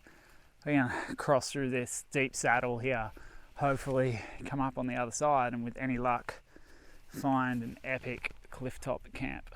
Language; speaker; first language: English; native; English